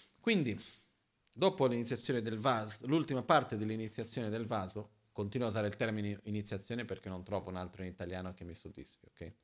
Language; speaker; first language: Italian; non-native, fluent; Portuguese